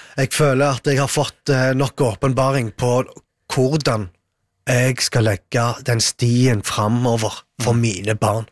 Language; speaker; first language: Norwegian; early bilingual, other home language; Arabic